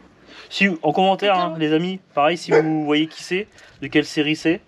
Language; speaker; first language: French; native; French